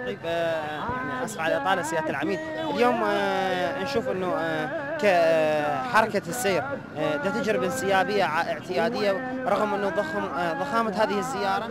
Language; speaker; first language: Arabic; native; Arabic